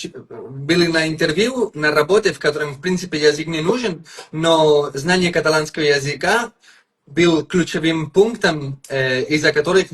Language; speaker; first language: Russian; non-native, fluent; Catalan